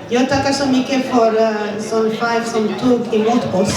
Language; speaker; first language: Swedish; non-native, fluent; Kinyarwanda